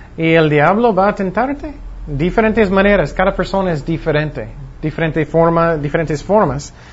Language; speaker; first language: Spanish; non-native, fluent; English